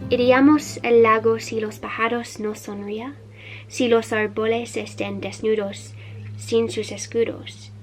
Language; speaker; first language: Spanish; non-native, learner; English